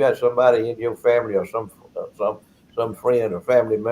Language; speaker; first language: English; native; English